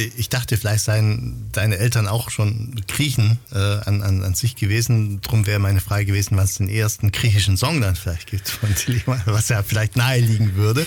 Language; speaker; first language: German; native; German